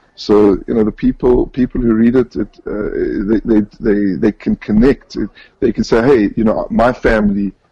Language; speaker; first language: English; native; English